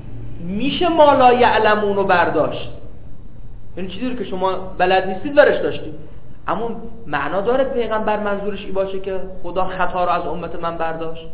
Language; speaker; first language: Persian; native; Persian